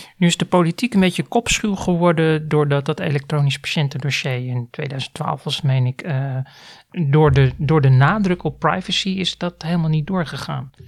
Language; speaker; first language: Dutch; native; Dutch